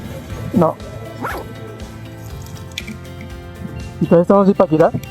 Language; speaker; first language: Spanish; native; Spanish